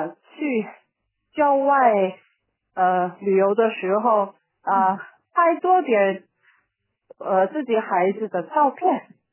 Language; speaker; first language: Chinese; non-native, learner; Korean